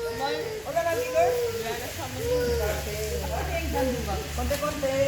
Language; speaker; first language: Filipino; non-native, learner; Korean